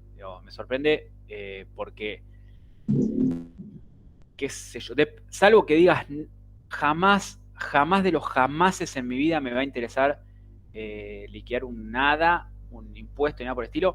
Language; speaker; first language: Spanish; native; Spanish